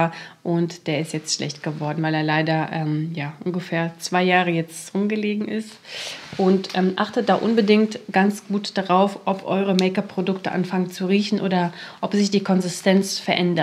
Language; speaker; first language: German; native; German